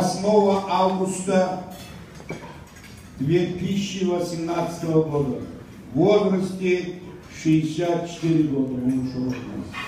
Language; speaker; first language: Russian; non-native, local second language; Tajik